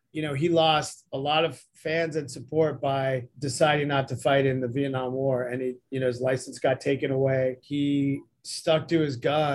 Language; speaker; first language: English; native; English